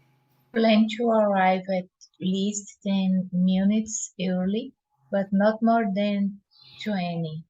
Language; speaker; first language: English; non-native, learner; Portuguese